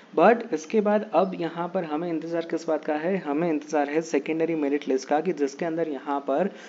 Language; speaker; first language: Hindi; non-native, local second language; Gujarati